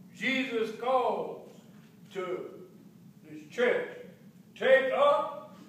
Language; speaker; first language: English; native; English